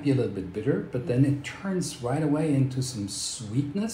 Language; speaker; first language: English; non-native, fluent; Swiss German